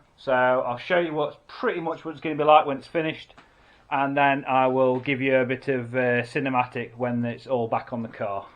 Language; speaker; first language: English; native; English